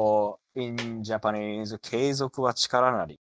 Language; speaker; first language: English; non-native, learner; Japanese